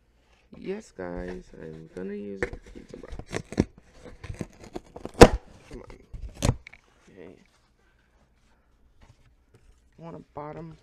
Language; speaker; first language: English; native; English